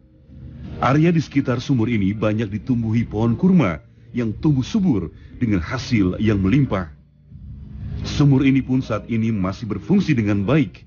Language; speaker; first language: Indonesian; native; Indonesian